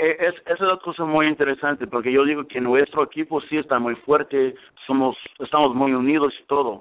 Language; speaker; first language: Spanish; early bilingual, heritage; English